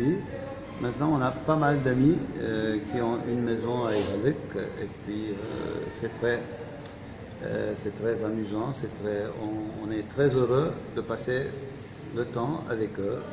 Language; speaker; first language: French; non-native, fluent; Turkish